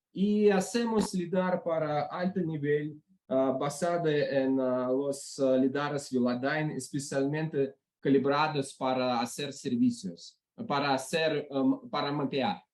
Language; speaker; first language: Spanish; non-native, learner; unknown